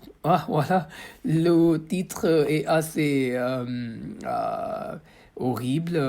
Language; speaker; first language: French; non-native, fluent; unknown